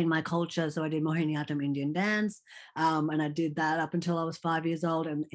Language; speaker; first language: English; early bilingual, other home language; Hindi